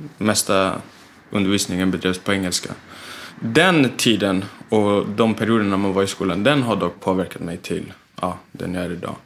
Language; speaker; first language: Swedish; early bilingual, other home language; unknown